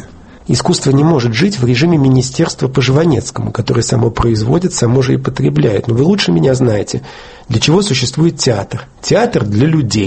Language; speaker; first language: Russian; native; Russian